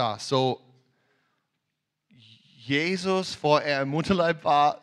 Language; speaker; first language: German; non-native, fluent; English